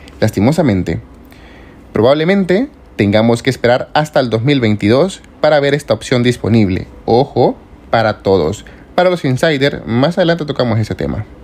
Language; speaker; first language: Spanish; native; Spanish